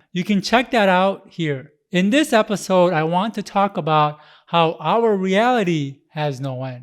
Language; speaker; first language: English; native; English